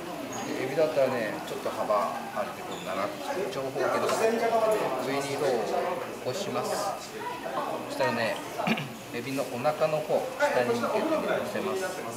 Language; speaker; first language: Japanese; native; Japanese